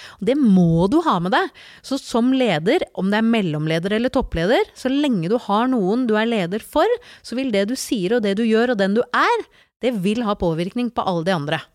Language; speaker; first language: Norwegian; native; Norwegian